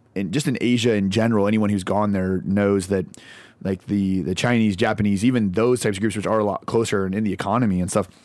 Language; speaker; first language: English; native; English